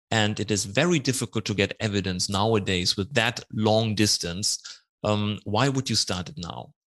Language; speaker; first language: English; non-native, fluent; German